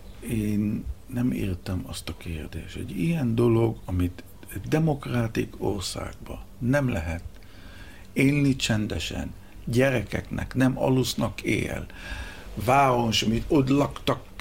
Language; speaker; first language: Hungarian; early bilingual, heritage; Hebrew